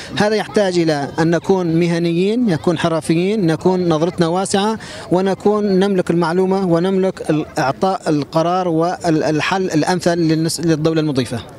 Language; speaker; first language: Arabic; native; Arabic